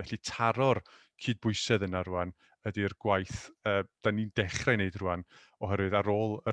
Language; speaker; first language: Welsh; native; Welsh